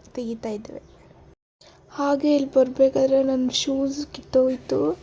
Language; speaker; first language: Kannada; native; Kannada